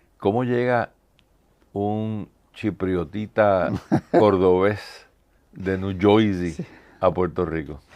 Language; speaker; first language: Spanish; native; Spanish